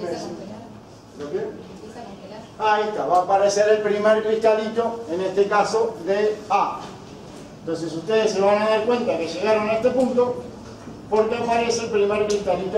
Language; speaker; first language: Spanish; native; Spanish